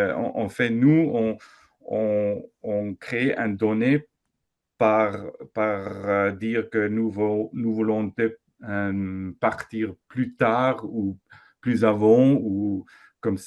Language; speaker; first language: French; non-native, fluent; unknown